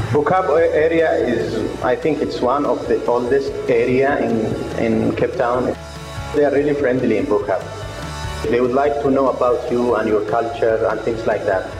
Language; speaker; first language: English; non-native, fluent; Arabic